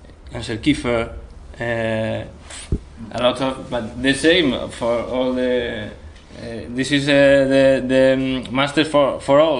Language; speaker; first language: English; non-native, learner; Spanish